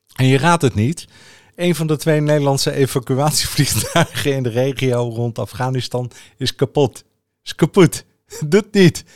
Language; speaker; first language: Dutch; native; Dutch